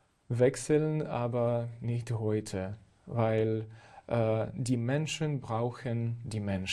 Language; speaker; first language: German; non-native, fluent; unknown